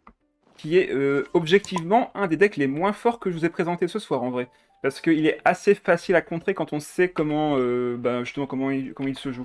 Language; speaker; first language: French; native; French